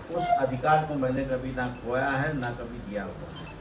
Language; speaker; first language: Hindi; non-native, local second language; Marathi